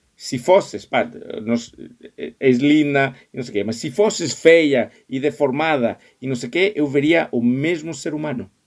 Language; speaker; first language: Portuguese; non-native, fluent; Spanish